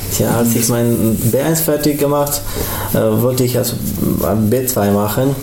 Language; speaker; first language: German; non-native, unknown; Pashto